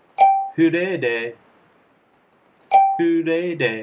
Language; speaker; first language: Swedish; non-native, learner; English